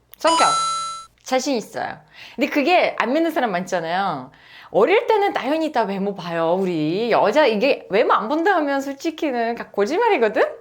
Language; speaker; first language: Korean; non-native, fluent; Uzbek